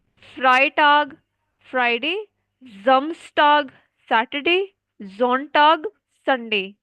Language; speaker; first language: German; non-native, fluent; Urdu